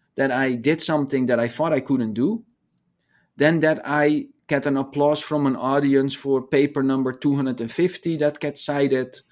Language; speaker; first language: English; non-native, fluent; Dutch